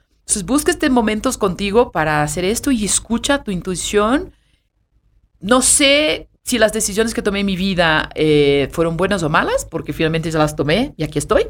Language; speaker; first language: Spanish; non-native, fluent; Portuguese